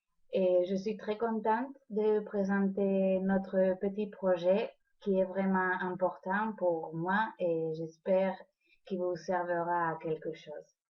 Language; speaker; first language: French; non-native, fluent; Spanish